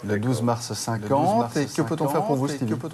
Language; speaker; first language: French; native; French